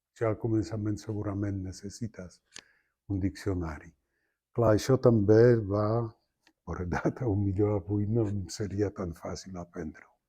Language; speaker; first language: Catalan; non-native, fluent; Polish